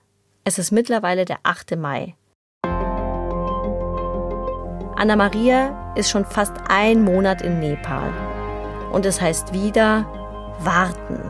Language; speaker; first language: German; native; German